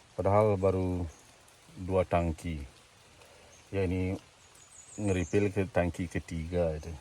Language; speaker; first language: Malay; non-native, local second language; Balinese